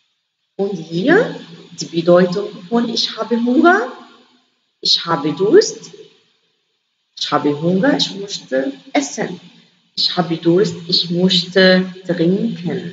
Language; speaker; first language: German; non-native, learner; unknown